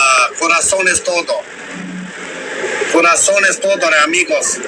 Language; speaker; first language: Spanish; non-native, learner; Albanian